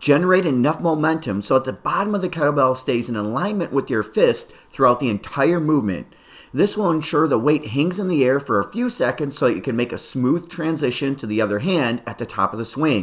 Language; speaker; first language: English; native; English